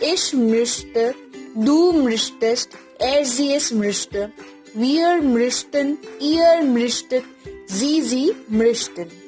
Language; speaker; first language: German; non-native, learner; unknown